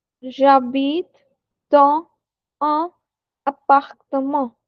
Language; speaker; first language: French; non-native, fluent; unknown